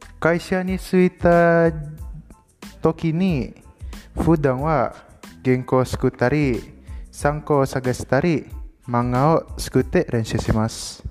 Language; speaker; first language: Japanese; non-native, learner; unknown